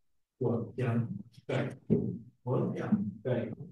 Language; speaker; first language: Chinese; non-native, learner; Vietnamese